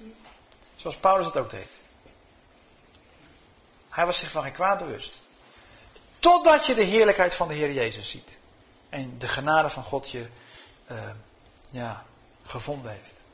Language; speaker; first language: Dutch; native; Dutch